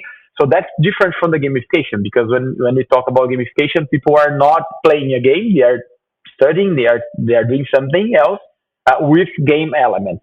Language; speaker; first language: English; non-native, fluent; Portuguese